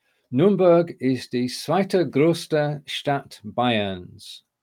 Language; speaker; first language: German; non-native, learner; English